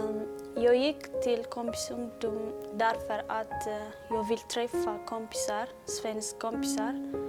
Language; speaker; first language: Swedish; non-native, learner; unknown